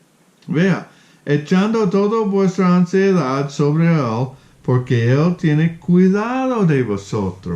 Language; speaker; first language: Spanish; non-native, fluent; English